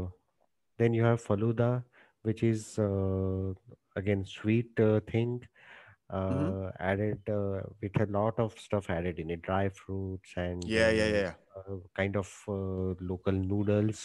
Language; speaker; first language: English; non-native, local second language; Marathi